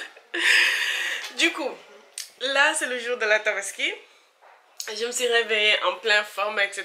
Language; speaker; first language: French; non-native, local second language; Wolof